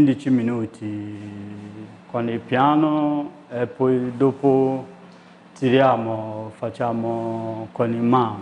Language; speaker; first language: Italian; non-native, learner; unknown